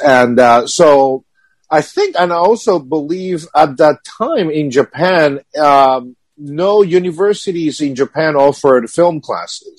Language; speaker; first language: English; non-native, fluent; Japanese